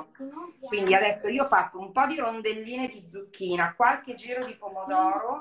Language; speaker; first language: Italian; native; Italian